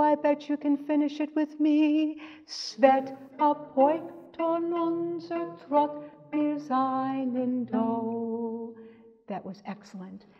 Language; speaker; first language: English; native; English